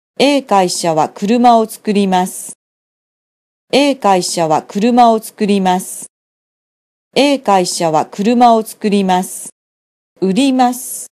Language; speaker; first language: Japanese; non-native, fluent; Vietnamese